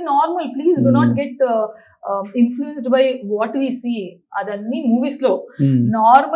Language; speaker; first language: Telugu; non-native, local second language; Tulu